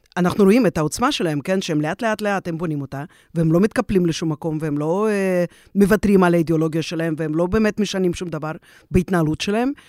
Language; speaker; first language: Hebrew; non-native, fluent; Russian